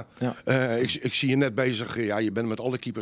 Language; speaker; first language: Dutch; native; Dutch